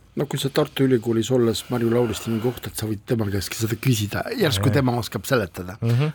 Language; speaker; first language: Estonian; non-native, local second language; Russian